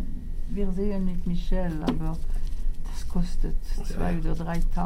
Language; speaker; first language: German; non-native, local second language; French